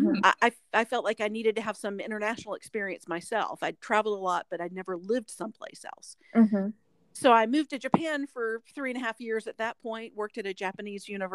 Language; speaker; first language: English; native; English